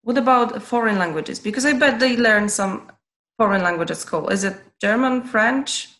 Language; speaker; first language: English; non-native, fluent; Polish